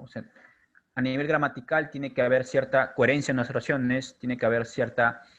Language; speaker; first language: Spanish; native; Spanish